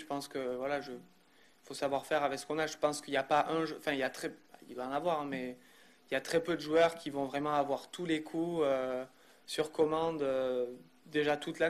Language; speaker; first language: French; native; French